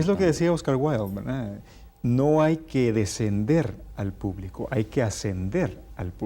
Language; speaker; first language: Spanish; native; Spanish